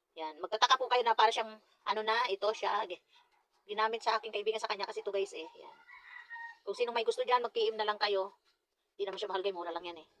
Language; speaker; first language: Filipino; non-native, local second language; Cebuano